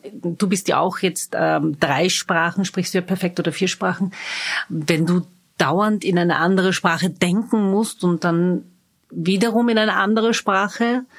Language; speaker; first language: German; early bilingual, other home language; Zaza